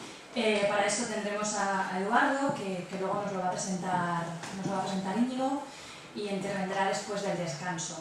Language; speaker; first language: Spanish; non-native, local second language; Basque